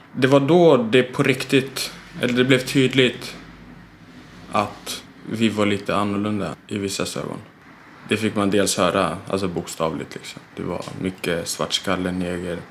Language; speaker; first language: Swedish; early bilingual, other home language; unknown